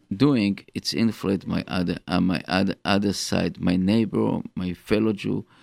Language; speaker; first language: English; non-native, fluent; Hebrew